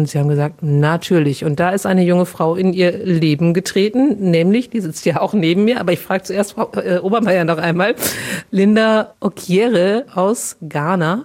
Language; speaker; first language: German; native; German